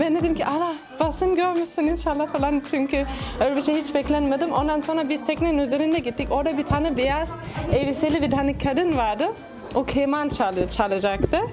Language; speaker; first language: Turkish; non-native, fluent; German